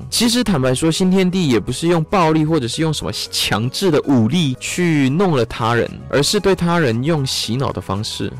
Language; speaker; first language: Chinese; non-native, fluent; Korean